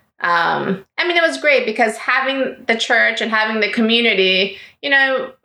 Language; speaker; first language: English; early bilingual, other home language; Greek